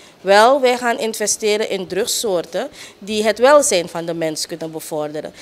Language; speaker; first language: Dutch; native; Dutch